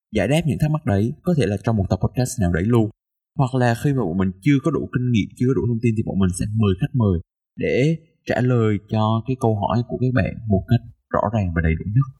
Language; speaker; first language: Vietnamese; native; Vietnamese